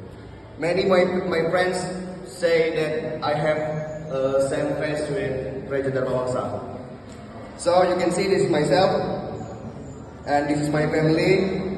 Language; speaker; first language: English; non-native, learner; Indonesian